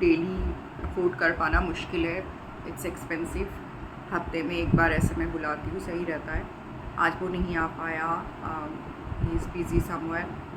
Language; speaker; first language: Hindi; non-native, local second language; Bangla